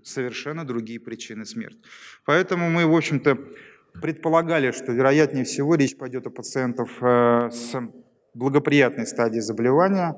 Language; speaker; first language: Russian; native; Russian